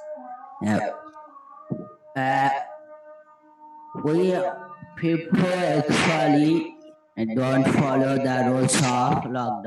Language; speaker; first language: English; non-native, learner; Bangla